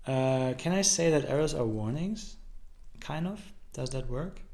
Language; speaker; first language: English; non-native, fluent; German